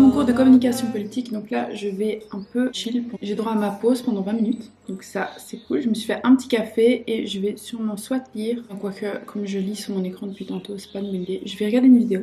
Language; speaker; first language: French; native; French